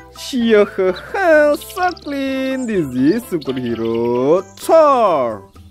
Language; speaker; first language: English; non-native, learner; Indonesian